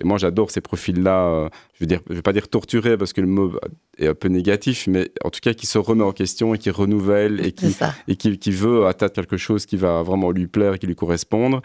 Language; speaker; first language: French; native; French